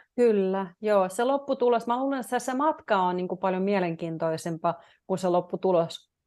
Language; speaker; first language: Finnish; non-native, fluent; Russian